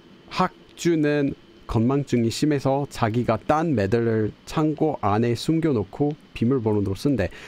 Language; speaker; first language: Korean; non-native, fluent; English